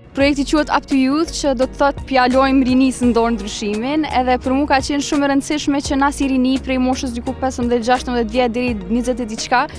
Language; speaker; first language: Albanian; non-native, local second language; Bosnian